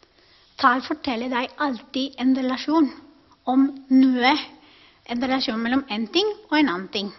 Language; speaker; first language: Norwegian; non-native, fluent; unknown